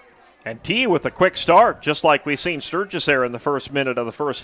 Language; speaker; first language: English; native; English